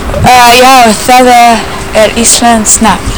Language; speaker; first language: Icelandic; non-native, learner; English